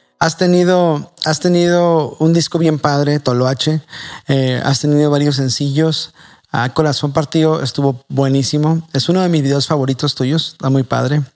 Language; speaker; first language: Spanish; native; Spanish